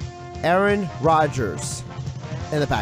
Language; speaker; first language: English; native; English